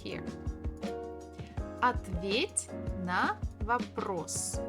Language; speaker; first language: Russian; non-native, fluent; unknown